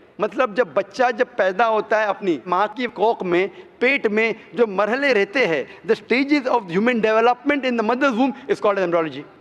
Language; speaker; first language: Hindi; non-native, local second language; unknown